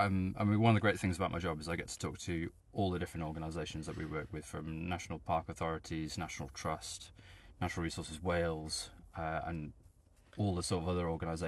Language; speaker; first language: English; native; English